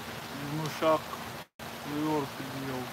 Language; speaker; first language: Turkish; non-native, learner; English